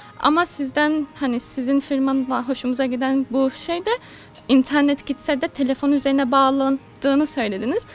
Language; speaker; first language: Turkish; early bilingual, other home language; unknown